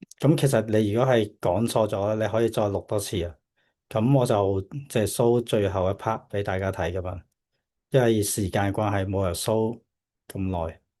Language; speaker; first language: Cantonese; native; Cantonese